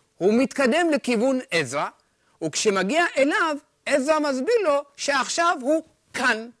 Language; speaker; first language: Hebrew; early bilingual, other home language; Amharic